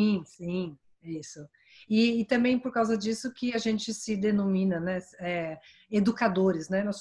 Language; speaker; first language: Portuguese; native; Portuguese